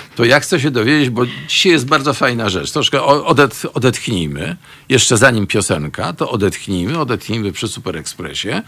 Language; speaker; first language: Polish; native; Polish